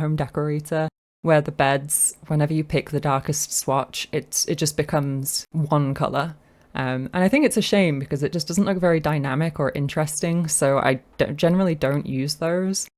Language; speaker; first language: English; native; English